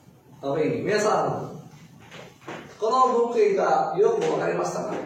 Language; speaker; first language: Japanese; non-native, fluent; Filipino